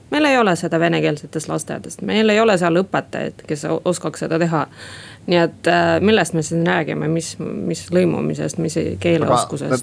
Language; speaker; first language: Estonian; non-native, local second language; Russian